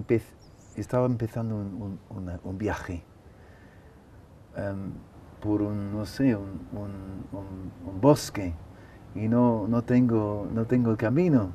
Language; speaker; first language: Spanish; non-native, fluent; English